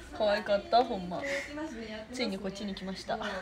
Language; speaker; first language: Japanese; native; Japanese